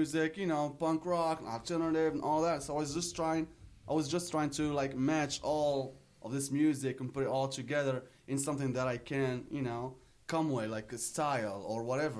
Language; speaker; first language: English; non-native, fluent; Arabic